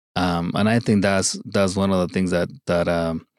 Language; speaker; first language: English; early bilingual, other home language; Spanish